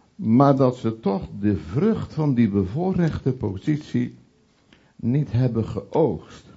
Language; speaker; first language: Dutch; native; Dutch